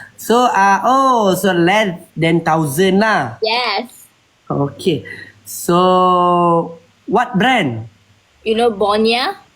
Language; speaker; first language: English; non-native, learner; Malay